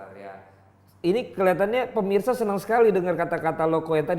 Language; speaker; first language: Indonesian; native; Indonesian